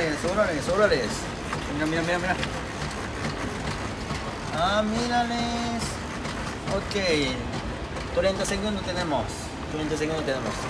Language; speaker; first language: Spanish; non-native, learner; Japanese